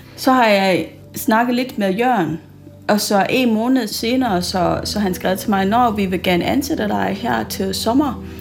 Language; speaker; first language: Danish; non-native, fluent; Malay